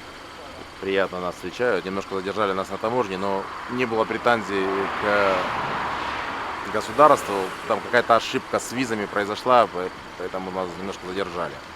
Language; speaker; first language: Russian; native; Russian